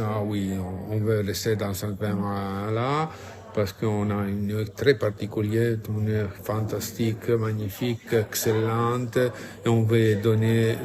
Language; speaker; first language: French; non-native, fluent; Italian